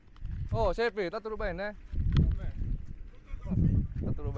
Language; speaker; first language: Portuguese; non-native, learner; Vietnamese